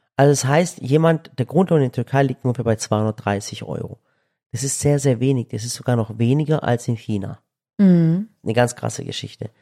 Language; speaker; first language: German; early bilingual, other home language; Turkish